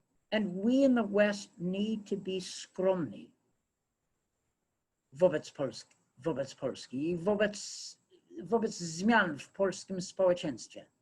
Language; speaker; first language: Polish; non-native, fluent; English